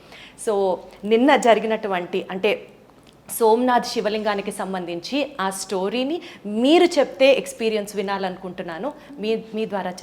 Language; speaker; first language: Telugu; native; Telugu